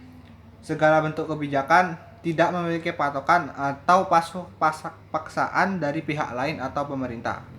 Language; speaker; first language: Indonesian; native; Indonesian